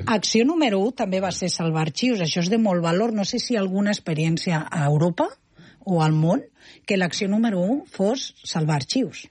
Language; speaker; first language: Catalan; native; Catalan